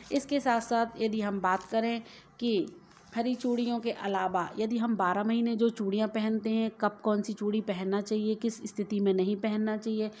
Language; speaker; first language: Hindi; native; Hindi